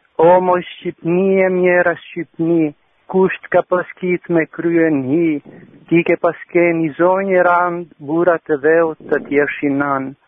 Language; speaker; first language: Italian; non-native, fluent; Albanian